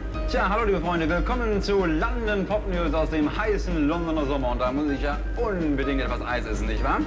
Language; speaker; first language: German; native; German